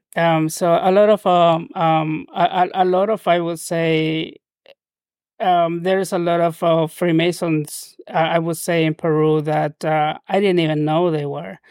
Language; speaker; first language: English; non-native, fluent; Spanish